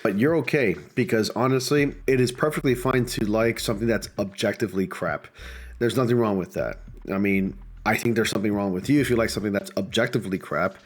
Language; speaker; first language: English; native; English